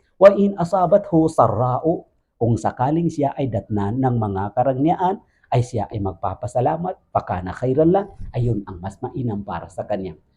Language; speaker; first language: Filipino; non-native, local second language; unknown